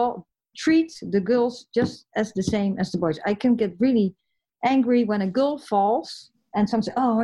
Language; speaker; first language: English; non-native, fluent; Dutch